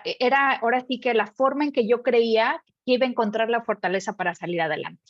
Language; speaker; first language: Spanish; native; Spanish